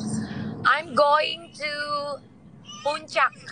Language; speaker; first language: English; non-native, learner; Indonesian